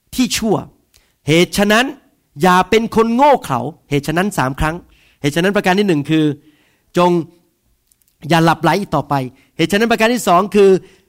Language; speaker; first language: Thai; native; Thai